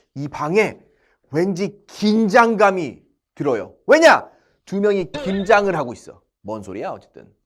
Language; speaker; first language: Korean; native; Korean